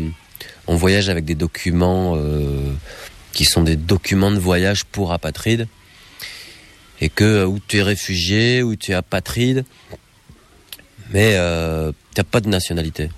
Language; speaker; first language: French; native; French